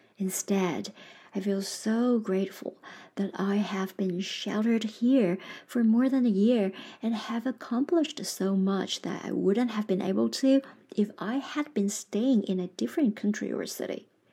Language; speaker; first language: English; non-native, fluent; Chinese